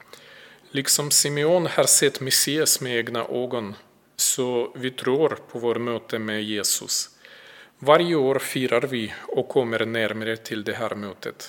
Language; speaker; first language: Swedish; non-native, fluent; Russian